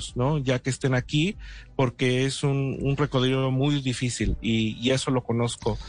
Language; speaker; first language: Spanish; early bilingual, heritage; Spanish